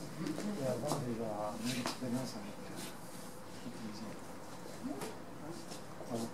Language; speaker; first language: French; non-native, learner; Arabic